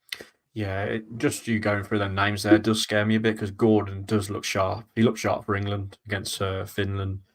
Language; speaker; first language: English; native; English